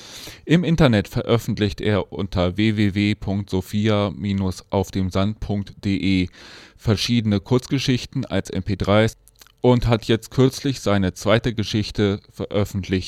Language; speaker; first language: German; native; German